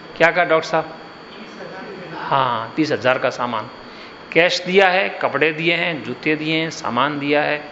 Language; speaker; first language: Hindi; non-native, local second language; Gujarati